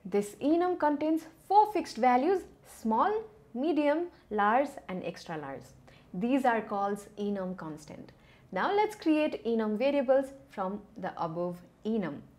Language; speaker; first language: English; non-native, local second language; Nepali